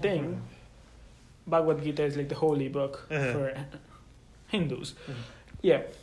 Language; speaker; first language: English; non-native, local second language; Telugu